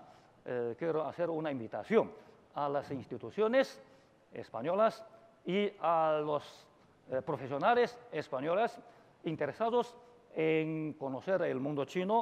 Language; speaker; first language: Spanish; non-native, fluent; Chinese